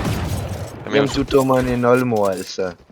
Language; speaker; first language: Danish; native; Danish